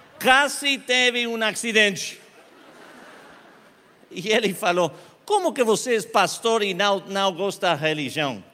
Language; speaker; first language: Portuguese; non-native, learner; Spanish